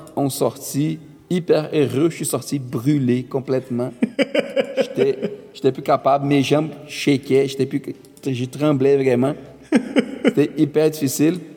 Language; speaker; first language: French; non-native, fluent; Portuguese